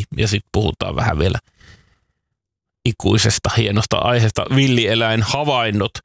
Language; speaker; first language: Finnish; native; Finnish